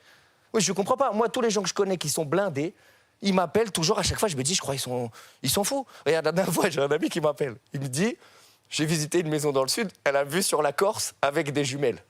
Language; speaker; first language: French; native; French